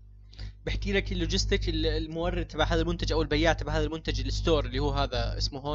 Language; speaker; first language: Arabic; native; Arabic